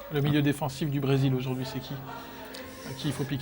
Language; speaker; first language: French; native; French